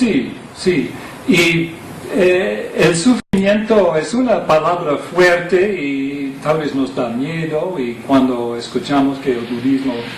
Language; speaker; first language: Spanish; non-native, fluent; English